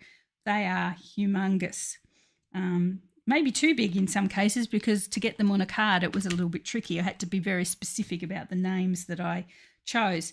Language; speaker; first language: English; native; English